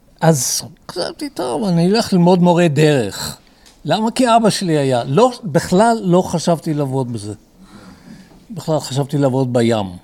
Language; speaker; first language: Hebrew; early bilingual, other home language; English